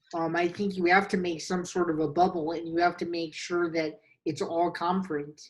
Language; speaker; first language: English; native; English